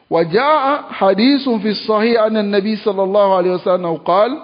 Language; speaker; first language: Arabic; non-native, fluent; French